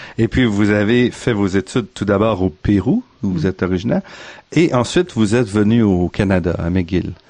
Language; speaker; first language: French; native; French